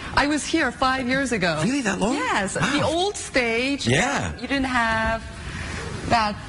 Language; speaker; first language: English; early bilingual, other home language; Korean